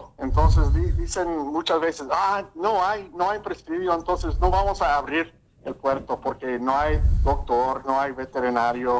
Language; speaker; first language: Spanish; early bilingual, heritage; English